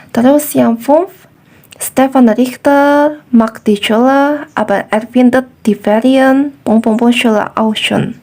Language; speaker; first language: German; non-native, fluent; Indonesian